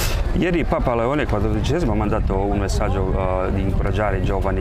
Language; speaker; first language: Italian; non-native, fluent; Croatian